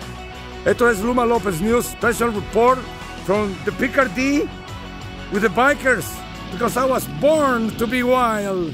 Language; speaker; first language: English; non-native, learner; Spanish